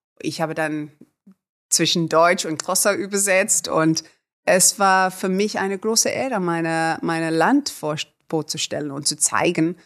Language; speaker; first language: German; non-native, fluent; Afrikaans